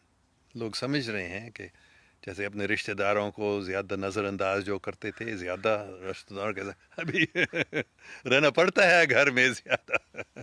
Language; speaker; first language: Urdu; non-native, fluent; English